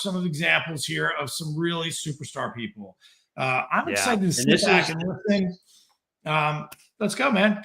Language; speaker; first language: English; native; English